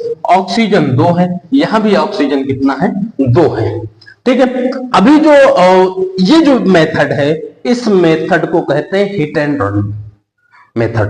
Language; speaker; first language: Hindi; native; Hindi